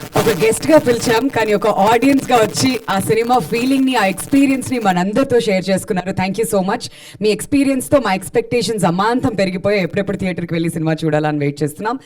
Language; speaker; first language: Telugu; native; Telugu